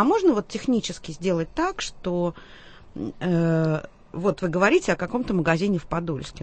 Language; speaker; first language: Russian; native; Russian